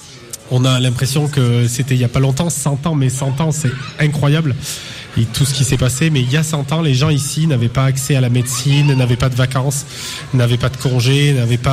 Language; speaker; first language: French; native; French